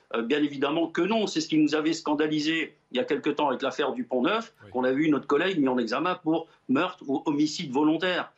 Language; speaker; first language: French; native; French